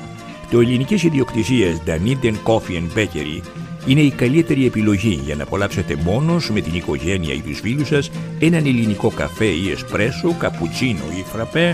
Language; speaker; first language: Greek; native; Greek